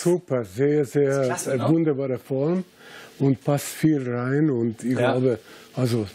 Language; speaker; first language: German; non-native, fluent; Serbian